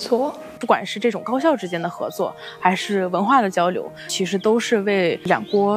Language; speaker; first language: Chinese; non-native, fluent; Russian